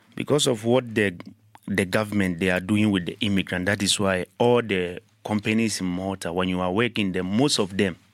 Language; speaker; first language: English; non-native, learner; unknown